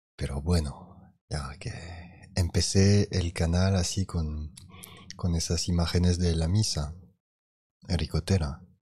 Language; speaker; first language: Spanish; non-native, fluent; French